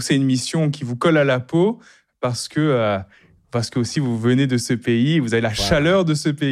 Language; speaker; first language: French; native; French